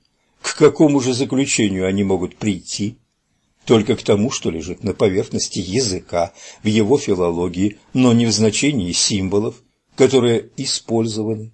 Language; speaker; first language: Russian; native; Russian